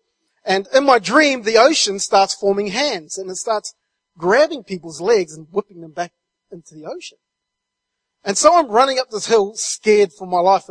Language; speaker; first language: English; native; English